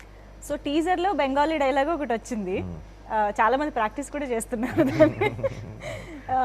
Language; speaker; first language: Telugu; native; Telugu